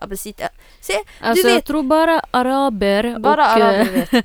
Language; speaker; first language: Swedish; non-native, fluent; Arabic